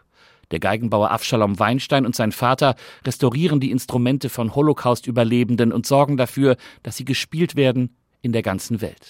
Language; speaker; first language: German; native; German